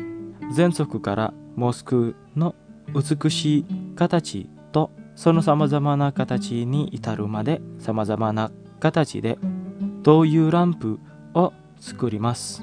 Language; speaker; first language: Japanese; non-native, fluent; Indonesian